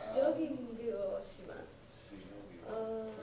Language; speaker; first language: Japanese; non-native, learner; English